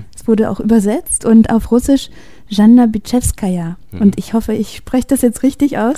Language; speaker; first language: German; early bilingual, other home language; Polish